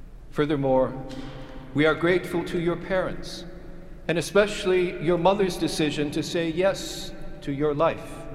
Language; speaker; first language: English; native; English